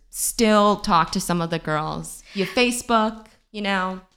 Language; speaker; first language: English; native; English